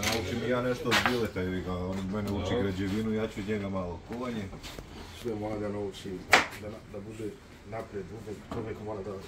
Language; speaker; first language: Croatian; non-native, learner; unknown